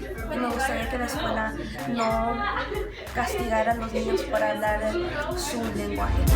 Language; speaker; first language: Spanish; early bilingual, other home language; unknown